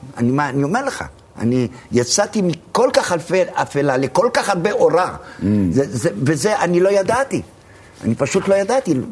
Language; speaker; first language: Hebrew; early bilingual, other home language; Arabic